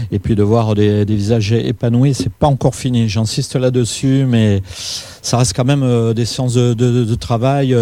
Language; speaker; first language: French; native; French